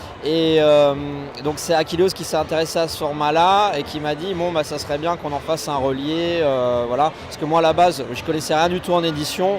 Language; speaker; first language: French; native; French